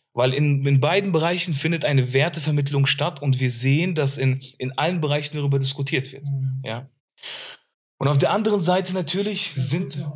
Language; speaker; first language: German; early bilingual, other home language; Arabic